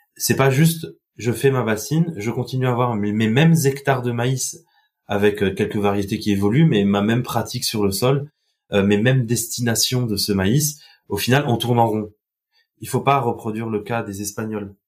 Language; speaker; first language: French; non-native, local second language; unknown